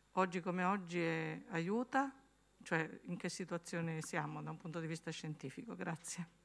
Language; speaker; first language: Italian; native; Italian